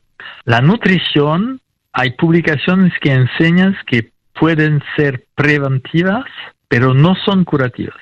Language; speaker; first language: Spanish; non-native, fluent; French